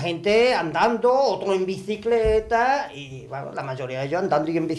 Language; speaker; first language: Spanish; native; Spanish